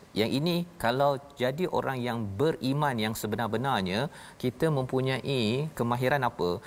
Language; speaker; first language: Malay; native; Malay